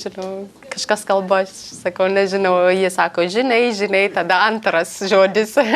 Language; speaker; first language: Lithuanian; non-native, learner; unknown